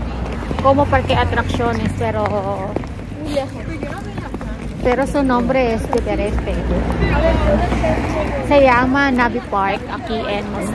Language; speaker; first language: Spanish; non-native, learner; Filipino